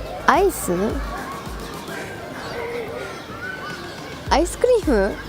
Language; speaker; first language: Japanese; non-native, learner; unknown